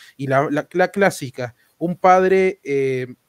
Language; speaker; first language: Spanish; native; Spanish